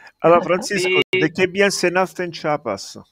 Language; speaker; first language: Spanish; non-native, learner; Italian